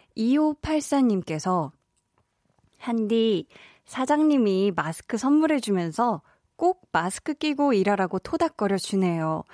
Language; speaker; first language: Korean; native; Korean